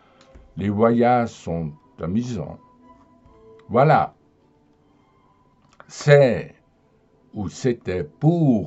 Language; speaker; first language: French; non-native, fluent; German